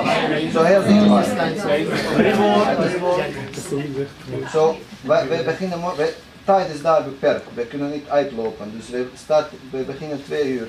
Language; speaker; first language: Dutch; non-native, fluent; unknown